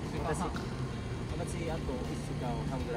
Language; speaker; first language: Japanese; non-native, learner; Vietnamese